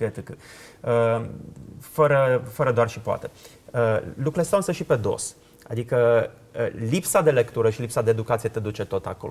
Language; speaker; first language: Romanian; native; Romanian